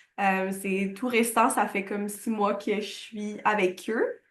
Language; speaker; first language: French; native; French